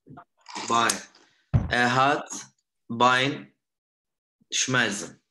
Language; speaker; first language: German; non-native, learner; Turkish